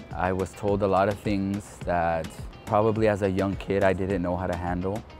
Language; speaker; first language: English; early bilingual, other home language; Spanish